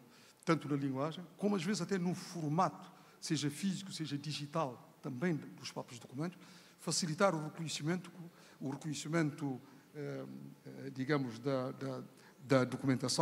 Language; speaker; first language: Portuguese; non-native, local second language; Kabuverdianu